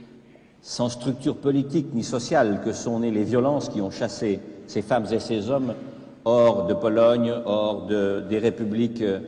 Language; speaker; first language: French; native; French